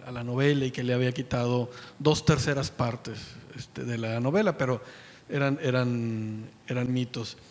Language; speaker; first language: Spanish; native; Spanish